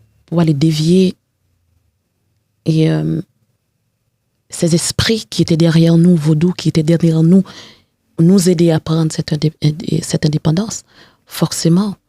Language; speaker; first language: French; non-native, local second language; Haitian Creole